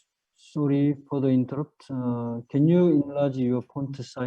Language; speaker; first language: English; non-native, learner; Korean